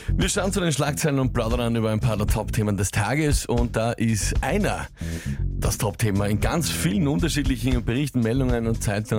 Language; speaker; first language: German; native; German